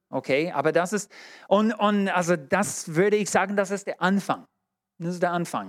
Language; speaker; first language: German; non-native, fluent; English